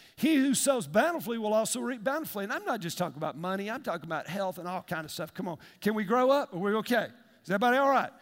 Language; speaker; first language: English; native; English